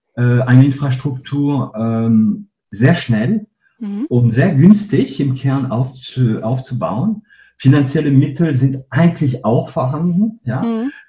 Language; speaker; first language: German; non-native, fluent; French